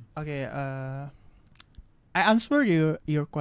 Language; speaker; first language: English; non-native, learner; Indonesian